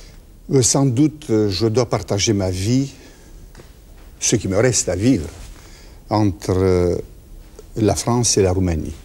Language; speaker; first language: French; non-native, fluent; Romanian